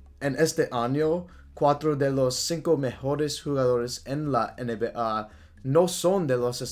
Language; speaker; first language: Spanish; non-native, learner; English